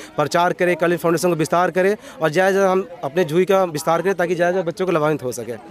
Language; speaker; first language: Hindi; native; Hindi